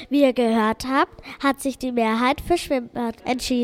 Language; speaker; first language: German; native; German